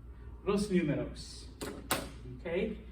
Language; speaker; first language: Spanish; non-native, fluent; English